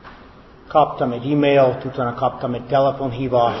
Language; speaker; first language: Hungarian; non-native, fluent; English